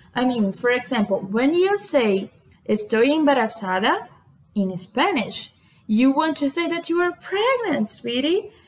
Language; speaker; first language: English; non-native, fluent; Portuguese